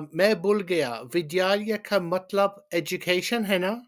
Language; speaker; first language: Hindi; non-native, learner; English